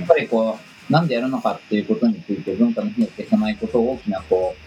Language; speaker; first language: Japanese; native; Japanese